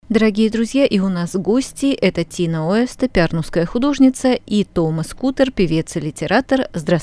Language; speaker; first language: Russian; native; Russian